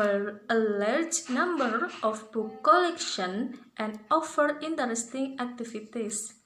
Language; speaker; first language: English; non-native, learner; Indonesian